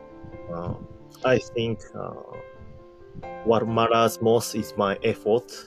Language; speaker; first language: English; non-native, learner; Japanese